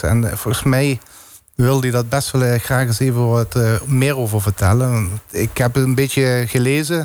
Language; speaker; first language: Dutch; native; Dutch